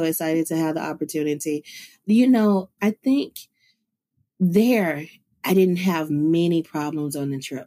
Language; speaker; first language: English; native; English